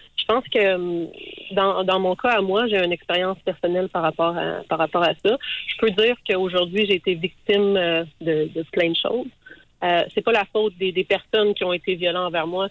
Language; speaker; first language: French; native; French